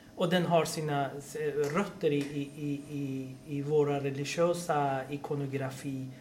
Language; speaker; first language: Swedish; non-native, fluent; Persian